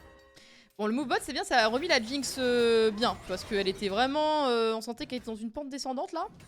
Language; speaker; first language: French; native; French